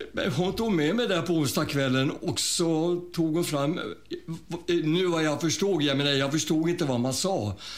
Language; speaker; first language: Swedish; early bilingual, other home language; German